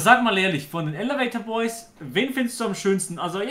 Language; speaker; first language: German; native; German